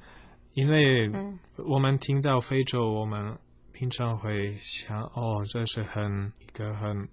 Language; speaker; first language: Chinese; non-native, fluent; Polish